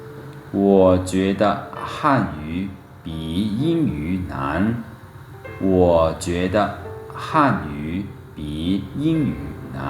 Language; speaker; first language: Chinese; non-native, fluent; Lao